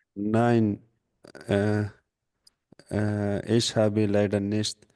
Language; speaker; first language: German; non-native, learner; Urdu